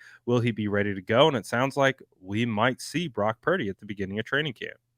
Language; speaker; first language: English; native; English